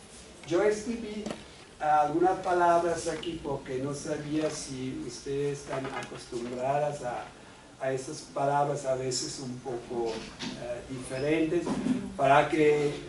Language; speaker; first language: Spanish; non-native, fluent; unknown